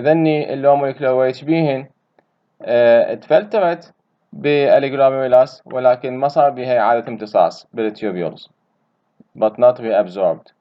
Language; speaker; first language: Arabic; native; Arabic